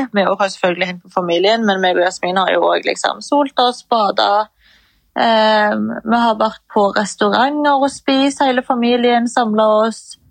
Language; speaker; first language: Norwegian; early bilingual, other home language; Arabic